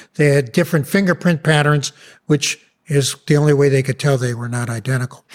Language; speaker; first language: English; early bilingual, other home language; Yiddish